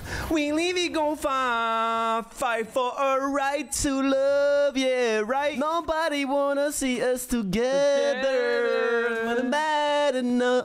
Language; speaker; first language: English; non-native, fluent; German